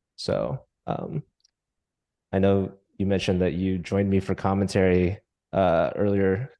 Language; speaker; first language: English; native; English